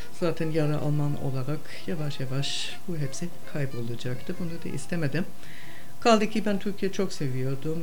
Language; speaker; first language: Turkish; non-native, fluent; German